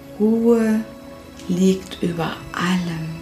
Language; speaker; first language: German; native; German